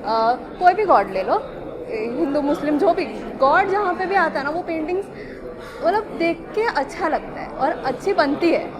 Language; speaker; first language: Hindi; native; Hindi